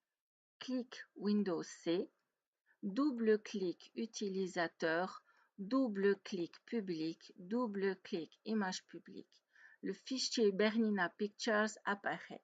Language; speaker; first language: French; native; French